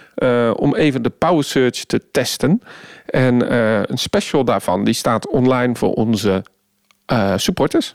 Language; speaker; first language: Dutch; native; Dutch